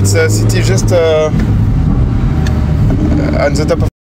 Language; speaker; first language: English; non-native, learner; French